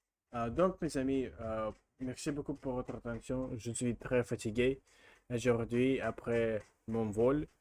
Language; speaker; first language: French; non-native, learner; Russian